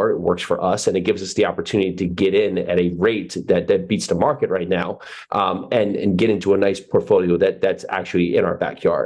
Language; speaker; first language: English; native; English